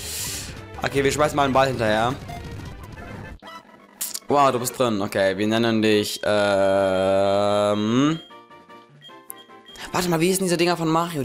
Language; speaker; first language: German; native; German